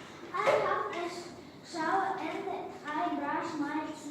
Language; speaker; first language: English; non-native, learner; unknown